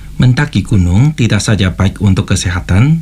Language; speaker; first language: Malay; non-native, fluent; Chinese